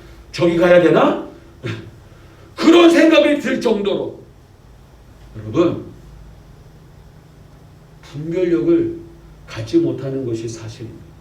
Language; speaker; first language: Korean; native; Korean